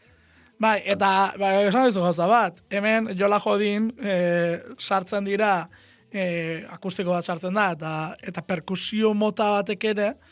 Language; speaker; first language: Basque; native; Basque